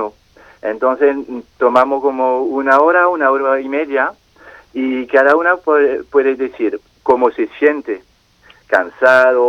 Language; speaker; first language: Spanish; non-native, fluent; French